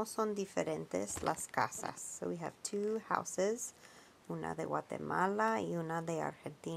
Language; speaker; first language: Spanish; non-native, fluent; English